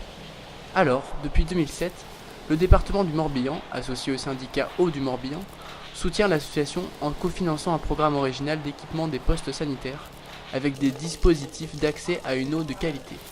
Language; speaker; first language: French; native; French